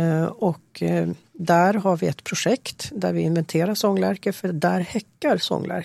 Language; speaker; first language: Swedish; native; Swedish